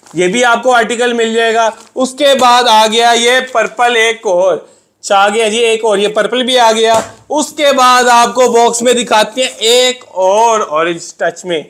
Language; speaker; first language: Urdu; non-native, local second language; Punjabi